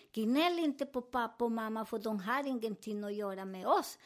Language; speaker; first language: Swedish; non-native, learner; Spanish